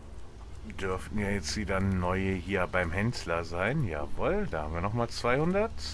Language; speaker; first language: German; native; German